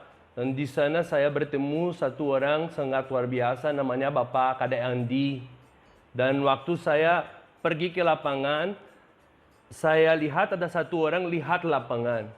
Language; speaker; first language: Indonesian; non-native, fluent; Portuguese